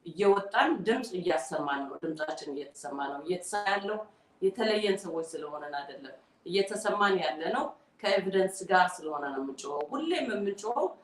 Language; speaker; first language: Amharic; non-native, local second language; Tigrinya